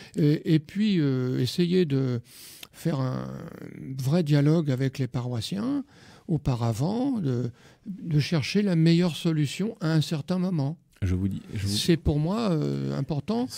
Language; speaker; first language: French; native; French